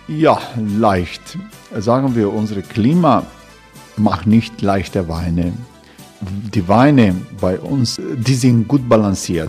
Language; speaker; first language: German; non-native, fluent; Croatian